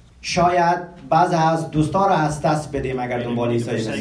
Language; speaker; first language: Persian; early bilingual, heritage; Persian